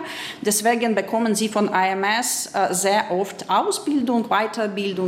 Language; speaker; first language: German; non-native, fluent; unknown